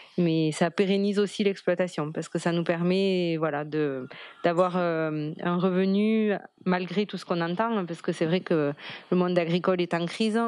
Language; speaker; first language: French; native; French